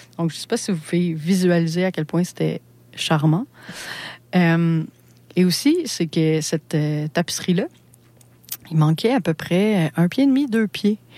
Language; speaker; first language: French; native; French